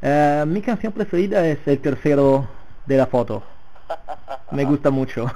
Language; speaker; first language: Spanish; non-native, fluent; Italian